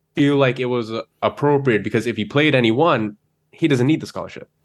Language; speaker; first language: English; native; English